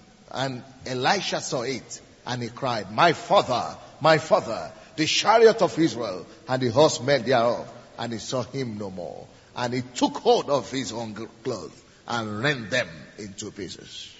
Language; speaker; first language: English; non-native, local second language; Yoruba